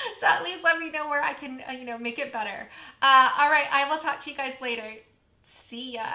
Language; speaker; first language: English; native; English